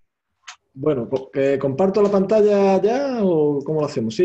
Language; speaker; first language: Spanish; native; Spanish